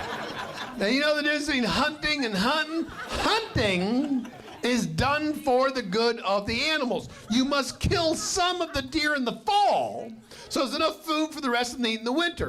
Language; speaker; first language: English; native; English